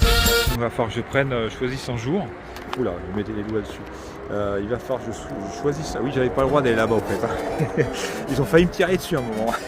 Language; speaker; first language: French; native; French